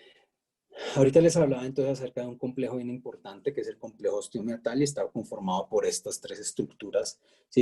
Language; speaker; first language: Spanish; native; Spanish